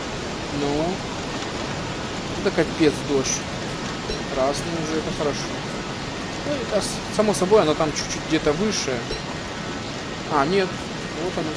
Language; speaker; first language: Russian; native; Russian